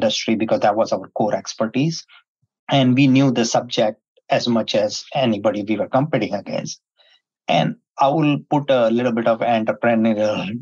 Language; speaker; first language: English; non-native, local second language; Hindi